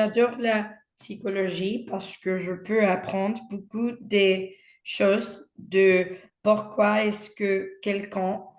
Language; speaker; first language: French; non-native, learner; Spanish